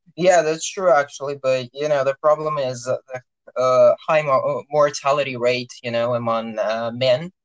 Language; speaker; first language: English; non-native, fluent; Russian